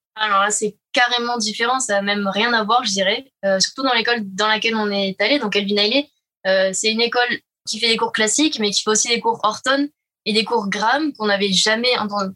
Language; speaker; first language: French; native; French